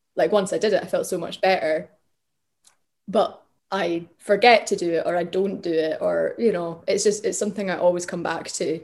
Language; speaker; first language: English; native; English